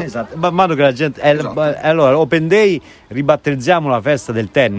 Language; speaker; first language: Italian; native; Italian